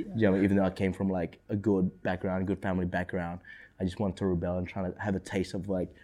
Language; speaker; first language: English; early bilingual, other home language; Indonesian